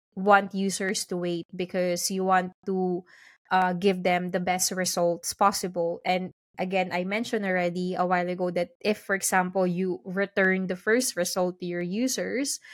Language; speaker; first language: English; non-native, local second language; Filipino